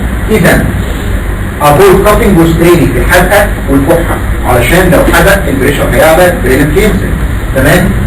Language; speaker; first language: Arabic; native; Arabic